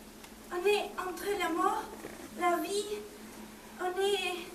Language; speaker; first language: French; non-native, learner; Spanish